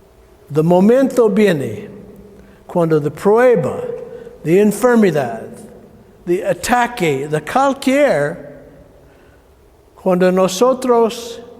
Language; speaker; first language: Spanish; non-native, learner; English